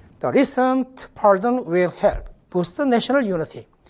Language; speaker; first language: English; non-native, fluent; Korean